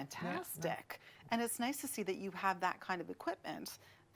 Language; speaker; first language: English; native; English